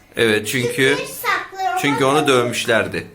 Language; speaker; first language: Turkish; native; Turkish